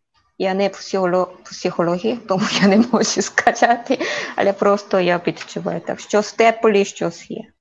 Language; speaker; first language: Ukrainian; non-native, learner; Korean